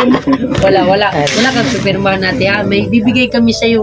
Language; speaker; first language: Filipino; non-native, local second language; Cebuano